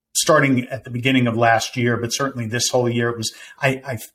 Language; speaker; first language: English; native; English